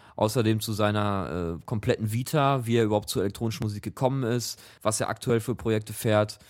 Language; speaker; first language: German; native; German